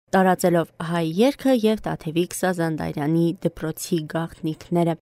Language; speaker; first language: Armenian; native; Armenian